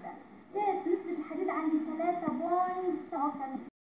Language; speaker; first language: Arabic; native; Arabic